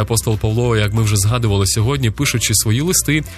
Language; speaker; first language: Ukrainian; native; Ukrainian